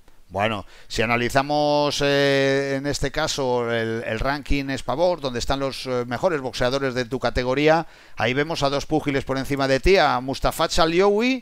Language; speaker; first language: Spanish; native; Spanish